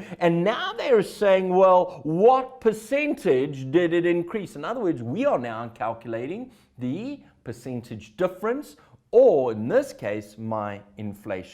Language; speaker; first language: English; native; English